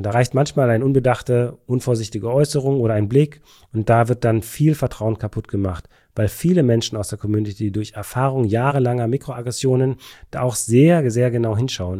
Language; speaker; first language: German; native; German